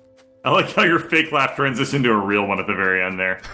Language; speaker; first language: English; native; English